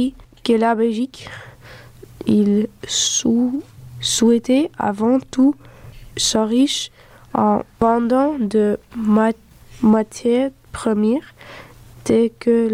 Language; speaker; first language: French; non-native, local second language; Dutch